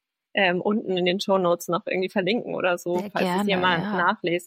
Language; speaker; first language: German; native; German